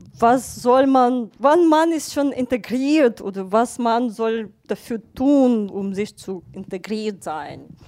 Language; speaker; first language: German; non-native, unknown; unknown